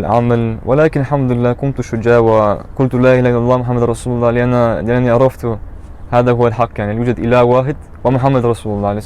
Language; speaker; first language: Arabic; non-native, learner; German